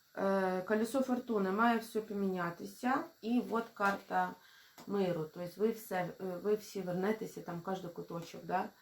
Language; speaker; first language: Ukrainian; non-native, local second language; Russian